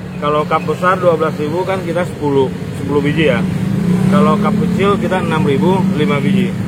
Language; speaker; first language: Indonesian; native; Indonesian